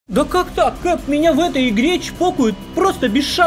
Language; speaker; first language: Russian; native; Russian